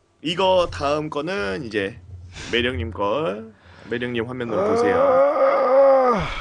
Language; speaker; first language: Korean; native; Korean